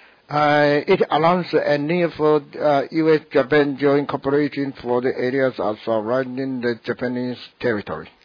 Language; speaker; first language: English; non-native, fluent; Min Nan Chinese